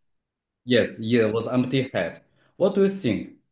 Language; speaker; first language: English; non-native, learner; Chinese